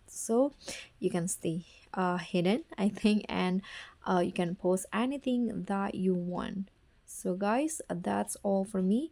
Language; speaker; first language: English; non-native, fluent; Indonesian